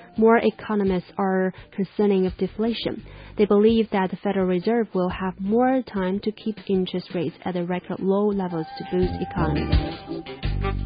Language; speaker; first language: English; non-native, fluent; Chinese